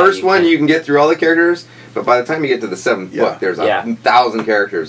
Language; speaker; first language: English; native; English